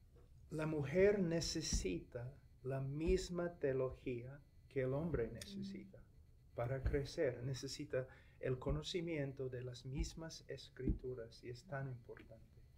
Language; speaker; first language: Spanish; non-native, fluent; English